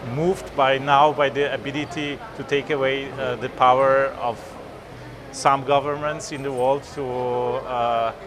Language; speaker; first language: English; non-native, fluent; Polish